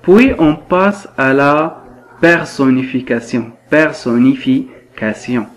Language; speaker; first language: French; non-native, local second language; Arabic